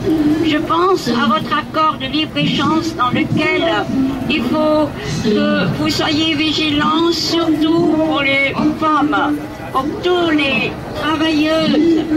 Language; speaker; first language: French; non-native, fluent; Vietnamese